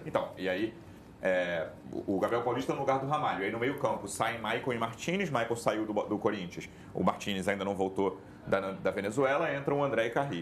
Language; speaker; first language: Portuguese; native; Portuguese